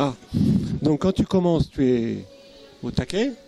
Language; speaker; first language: French; native; French